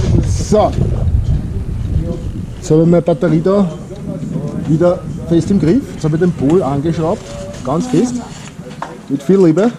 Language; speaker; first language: German; native; German